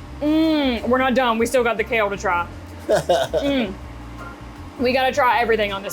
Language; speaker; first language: English; native; English